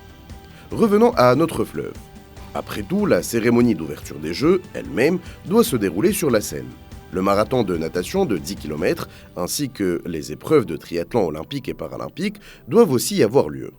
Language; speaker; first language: French; native; French